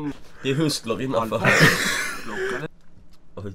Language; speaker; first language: Swedish; native; Swedish